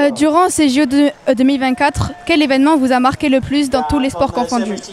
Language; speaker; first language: French; native; French